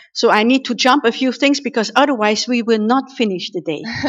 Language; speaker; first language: English; non-native, fluent; German